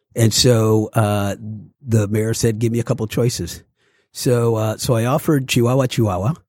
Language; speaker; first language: English; early bilingual, other home language; Spanish